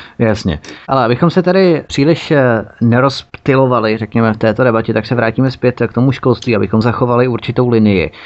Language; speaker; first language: Czech; native; Czech